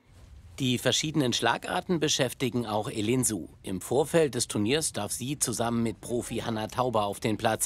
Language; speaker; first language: German; native; German